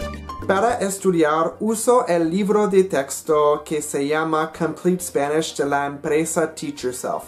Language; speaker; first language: Spanish; non-native, learner; English